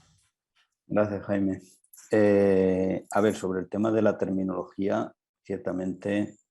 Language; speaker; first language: Spanish; native; Spanish